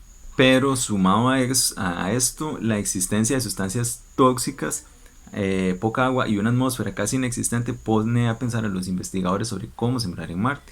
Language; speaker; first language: Spanish; native; Spanish